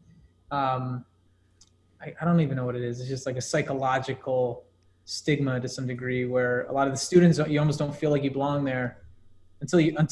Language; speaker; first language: English; native; English